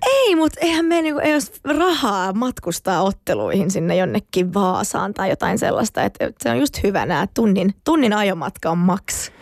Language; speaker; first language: Finnish; non-native, local second language; Swedish